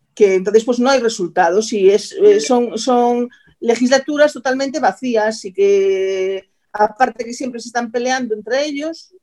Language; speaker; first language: Spanish; native; Spanish